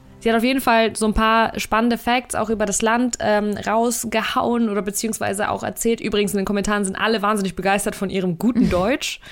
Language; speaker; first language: German; early bilingual, other home language; Russian